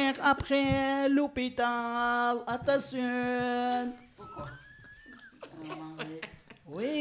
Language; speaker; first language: French; non-native, learner; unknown